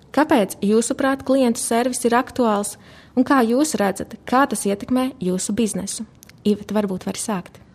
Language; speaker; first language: Latvian; native; Latvian